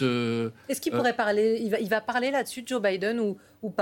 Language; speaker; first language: French; native; French